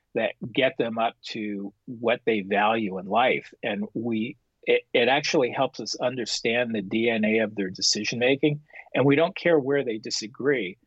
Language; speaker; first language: English; native; English